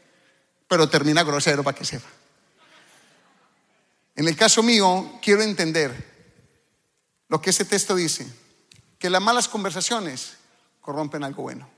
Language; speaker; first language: Spanish; native; Spanish